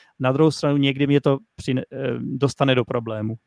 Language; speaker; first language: Czech; native; Czech